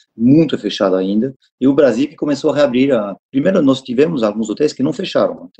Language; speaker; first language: Portuguese; non-native, fluent; French